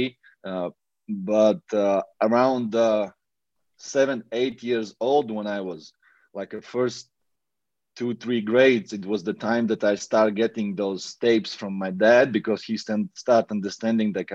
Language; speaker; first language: English; non-native, fluent; Latvian